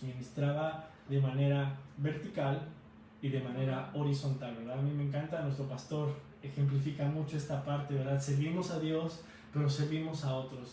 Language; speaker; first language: Spanish; native; Spanish